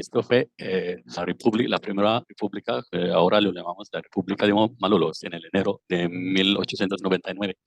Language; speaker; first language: Spanish; non-native, fluent; Filipino